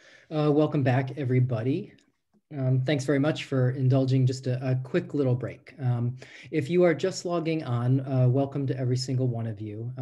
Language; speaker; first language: English; native; English